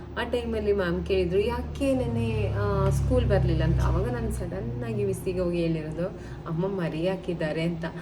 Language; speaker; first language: Kannada; non-native, local second language; Malayalam